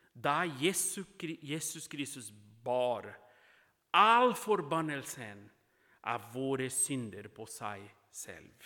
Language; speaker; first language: Norwegian; non-native, fluent; Portuguese